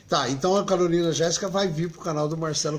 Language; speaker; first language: Portuguese; native; Portuguese